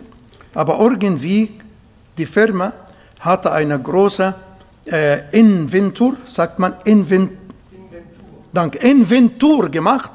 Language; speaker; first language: German; non-native, fluent; Arabic